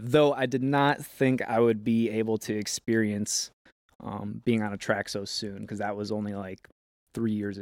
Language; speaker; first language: English; native; English